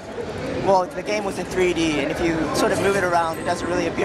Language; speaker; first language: English; non-native, fluent; Japanese